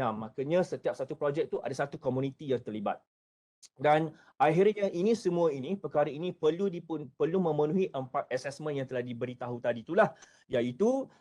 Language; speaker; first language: Malay; native; Malay